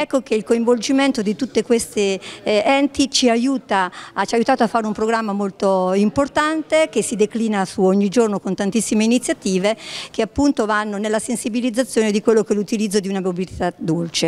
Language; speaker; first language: Italian; native; Italian